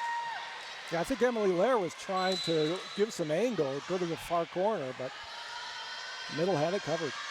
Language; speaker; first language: English; native; English